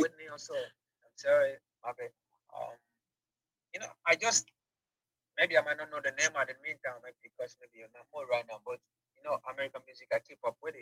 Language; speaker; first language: English; non-native, local second language; Igbo